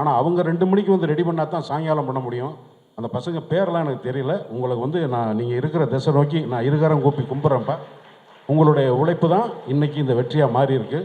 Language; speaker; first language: Tamil; native; Tamil